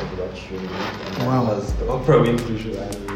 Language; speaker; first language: English; non-native, local second language; Tswana